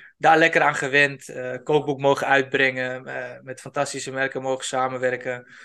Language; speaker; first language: Dutch; native; Dutch